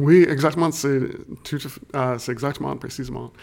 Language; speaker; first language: French; non-native, fluent; English